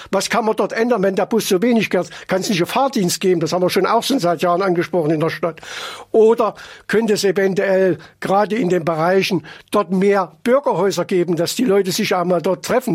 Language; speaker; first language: German; native; German